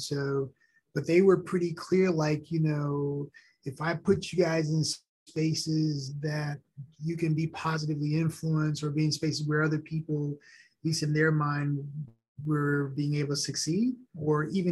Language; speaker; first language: English; early bilingual, other home language; Haitian Creole